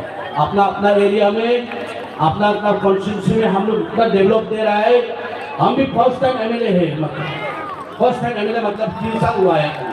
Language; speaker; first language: Hindi; non-native, local second language; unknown